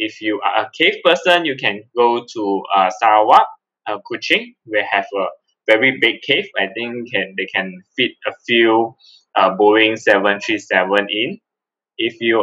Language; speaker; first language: English; non-native, local second language; Cantonese